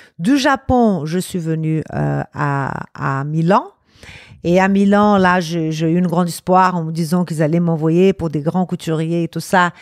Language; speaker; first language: French; non-native, fluent; Portuguese